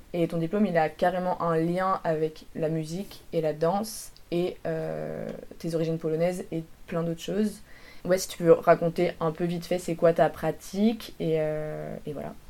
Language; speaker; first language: French; native; French